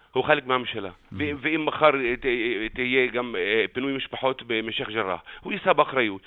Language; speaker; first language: Hebrew; non-native, local second language; Arabic